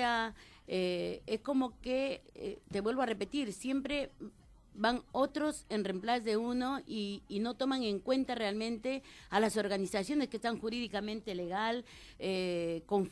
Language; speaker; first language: Spanish; native; Spanish